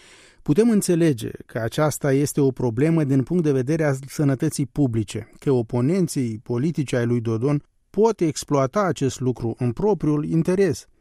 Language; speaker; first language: Romanian; native; Romanian